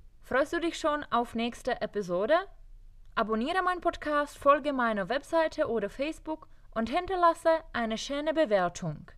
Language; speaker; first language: German; non-native, fluent; Czech